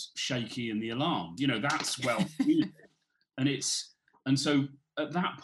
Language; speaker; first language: English; native; English